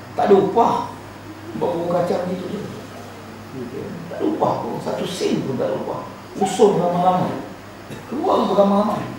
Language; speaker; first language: Malay; native; Malay